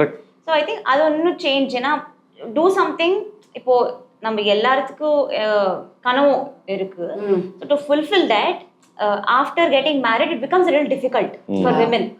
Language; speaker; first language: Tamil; non-native, learner; Telugu